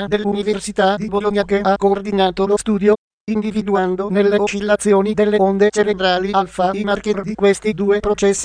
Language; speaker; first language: Italian; native; Italian